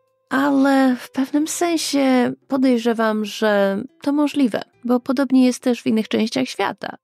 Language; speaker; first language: Polish; native; Polish